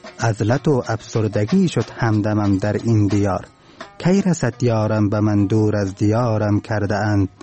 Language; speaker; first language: Persian; non-native, local second language; Turkmen